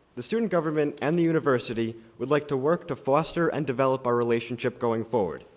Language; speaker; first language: English; native; English